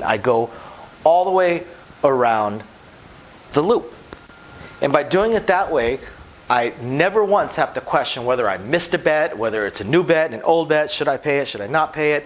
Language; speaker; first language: English; native; English